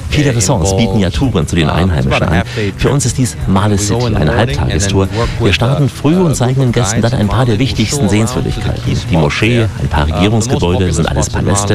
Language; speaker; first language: German; native; German